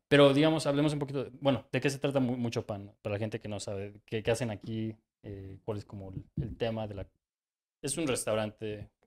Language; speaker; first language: Spanish; native; Spanish